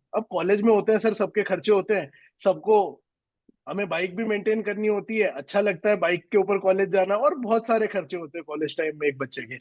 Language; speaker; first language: Hindi; native; Hindi